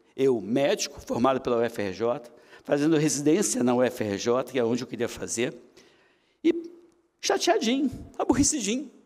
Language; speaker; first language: Portuguese; native; Portuguese